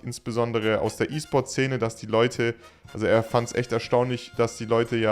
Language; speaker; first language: German; native; German